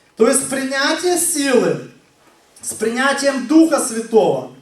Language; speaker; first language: Ukrainian; non-native, local second language; Russian